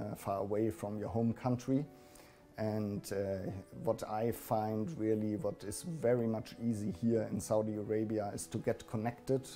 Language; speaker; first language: English; non-native, fluent; German